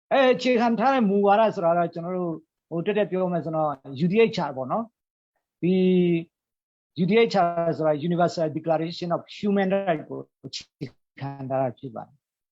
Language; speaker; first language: Burmese; non-native, local second language; Hakha Chin